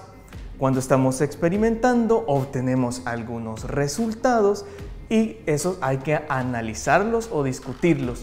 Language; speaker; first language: Spanish; native; Spanish